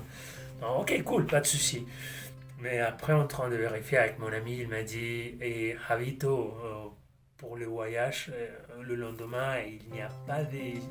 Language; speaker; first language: French; non-native, fluent; Spanish